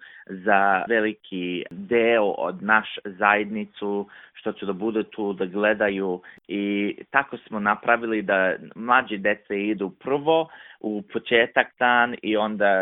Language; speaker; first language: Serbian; early bilingual, heritage; English